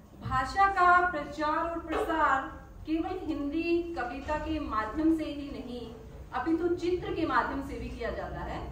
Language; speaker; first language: Hindi; native; Hindi